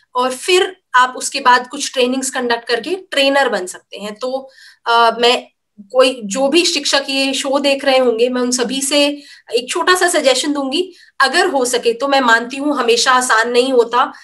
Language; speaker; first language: Hindi; native; Hindi